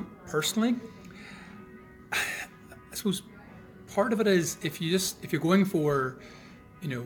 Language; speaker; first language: English; native; English